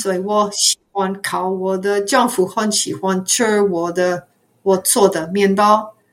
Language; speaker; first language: Chinese; non-native, fluent; English